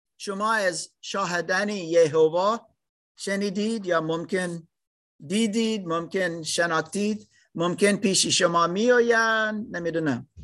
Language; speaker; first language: Persian; non-native, fluent; English